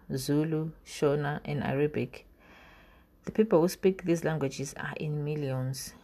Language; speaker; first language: English; non-native, local second language; North Ndebele